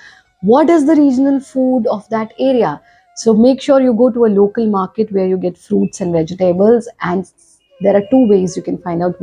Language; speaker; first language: English; non-native, local second language; Hindi